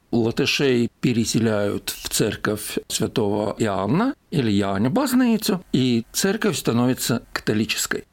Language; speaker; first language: Russian; native; Russian